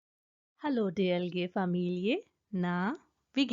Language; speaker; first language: German; non-native, fluent; Hindi